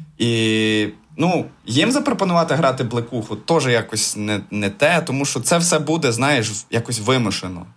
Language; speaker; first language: Ukrainian; native; Ukrainian